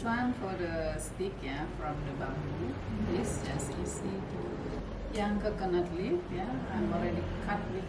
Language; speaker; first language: English; non-native, learner; Balinese